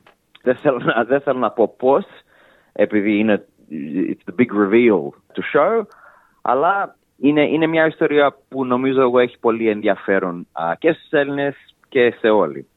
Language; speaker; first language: Greek; early bilingual, heritage; English